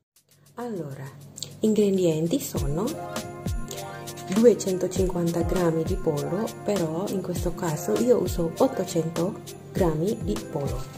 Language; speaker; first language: Italian; non-native, learner; Indonesian